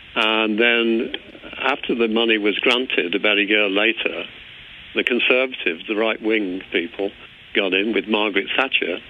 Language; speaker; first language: English; native; English